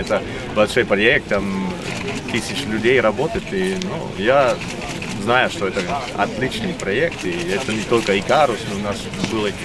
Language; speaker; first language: Russian; non-native, learner; German